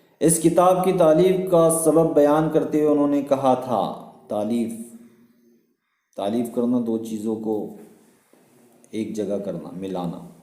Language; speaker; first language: Urdu; native; Urdu